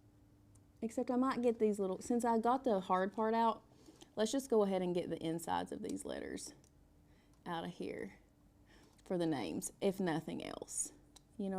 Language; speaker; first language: English; native; English